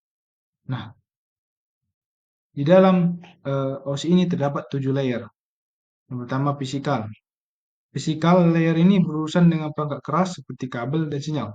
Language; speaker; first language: Indonesian; native; Indonesian